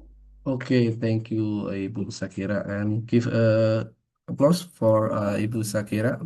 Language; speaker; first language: English; non-native, fluent; Indonesian